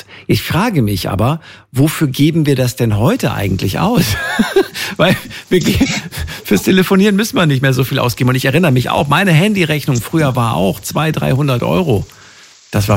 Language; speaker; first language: German; native; German